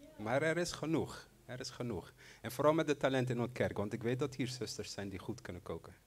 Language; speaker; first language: Dutch; non-native, local second language; Papiamento